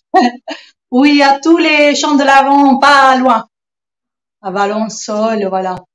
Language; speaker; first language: French; non-native, fluent; Italian